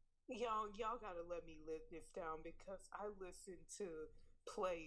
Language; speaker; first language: English; native; English